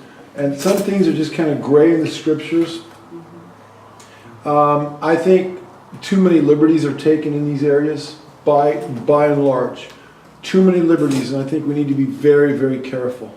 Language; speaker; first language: English; native; English